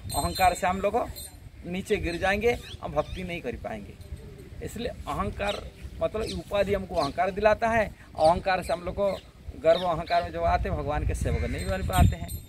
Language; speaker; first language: Hindi; non-native, local second language; Odia